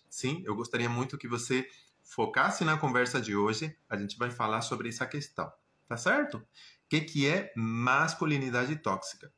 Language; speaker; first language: Portuguese; non-native, fluent; Spanish